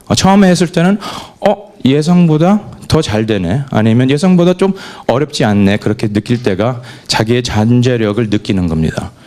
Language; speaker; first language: Korean; non-native, fluent; English